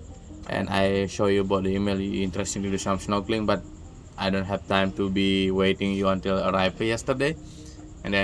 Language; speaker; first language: English; non-native, learner; Indonesian